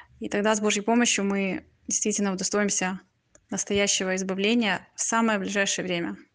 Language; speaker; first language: Russian; native; Russian